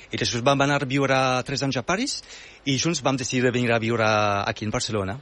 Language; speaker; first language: Catalan; non-native, fluent; French